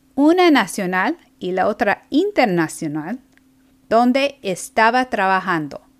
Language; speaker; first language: Spanish; non-native, fluent; English